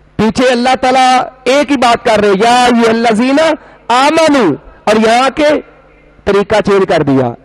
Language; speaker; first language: Urdu; non-native, local second language; Punjabi